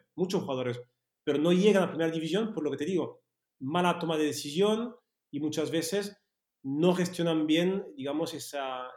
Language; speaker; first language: Spanish; non-native, fluent; French